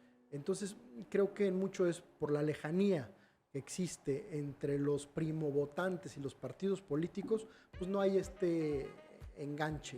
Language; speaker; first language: Spanish; native; Spanish